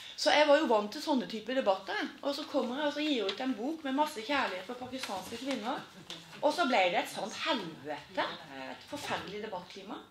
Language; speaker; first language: Norwegian; native; Norwegian